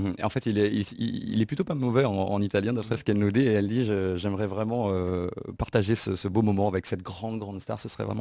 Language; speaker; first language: French; native; French